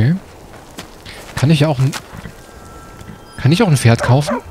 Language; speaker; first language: German; native; German